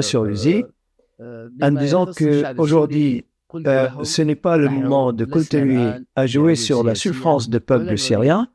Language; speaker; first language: French; non-native, fluent; Arabic